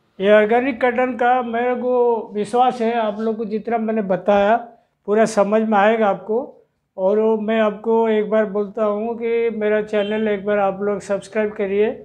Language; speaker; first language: Hindi; non-native, local second language; Odia